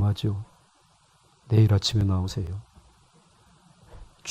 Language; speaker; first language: Korean; native; Korean